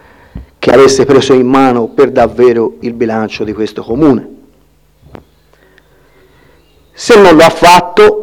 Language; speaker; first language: Italian; native; Italian